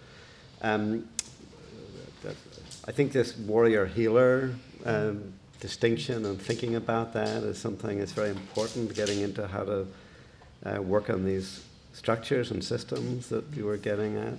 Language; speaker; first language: English; native; English